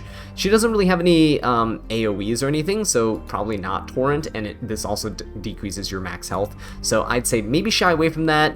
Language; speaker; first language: English; native; English